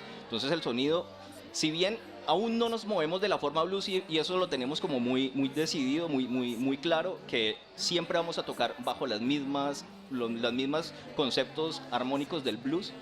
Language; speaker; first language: Spanish; native; Spanish